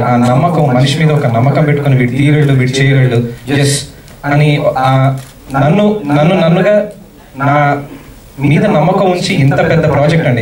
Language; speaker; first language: Telugu; native; Telugu